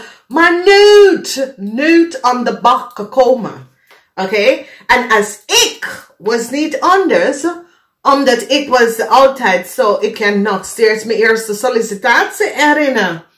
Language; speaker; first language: Dutch; non-native, fluent; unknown